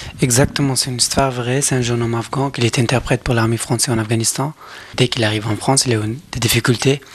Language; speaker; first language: French; non-native, learner; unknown